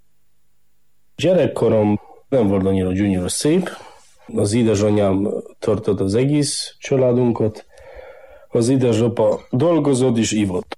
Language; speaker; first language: Hungarian; non-native, fluent; Polish